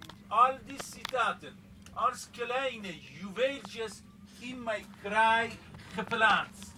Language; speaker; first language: Dutch; non-native, fluent; Persian